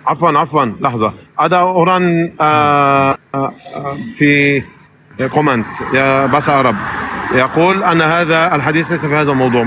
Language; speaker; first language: Arabic; non-native, learner; Indonesian